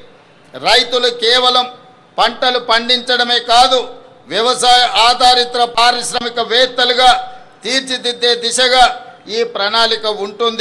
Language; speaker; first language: Telugu; native; Telugu